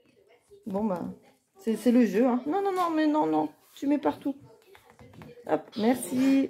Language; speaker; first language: French; native; French